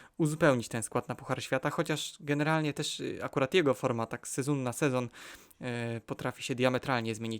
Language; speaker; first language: Polish; native; Polish